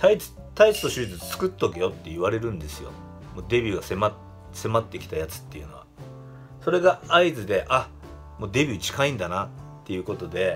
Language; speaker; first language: Japanese; native; Japanese